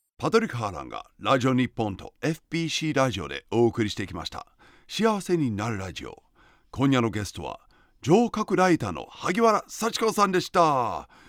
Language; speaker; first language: Japanese; non-native, fluent; English